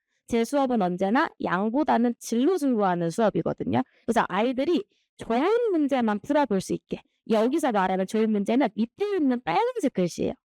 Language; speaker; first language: Korean; native; Korean